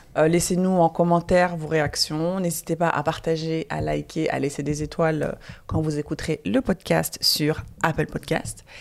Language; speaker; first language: French; native; French